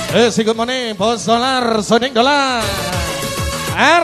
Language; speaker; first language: English; non-native, learner; Indonesian